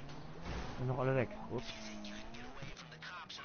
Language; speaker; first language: German; native; German